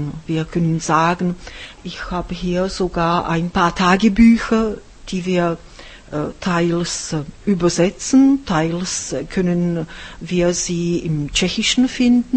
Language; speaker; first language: German; non-native, fluent; Czech